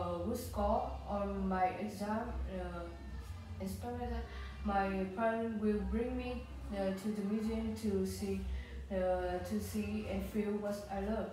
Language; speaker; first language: English; non-native, learner; Vietnamese